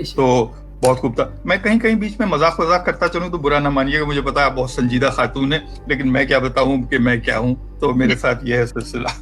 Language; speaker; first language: Urdu; native; Urdu